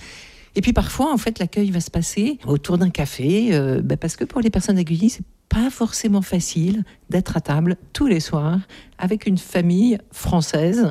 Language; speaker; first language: French; native; French